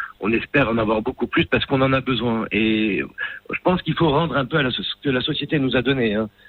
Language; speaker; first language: French; non-native, local second language; Arabic